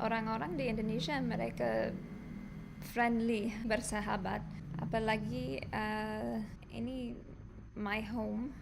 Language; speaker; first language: Indonesian; non-native, learner; English